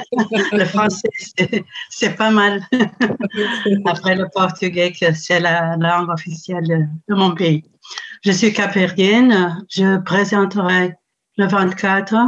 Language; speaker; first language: French; non-native, fluent; Kabuverdianu